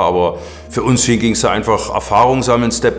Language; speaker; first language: German; native; German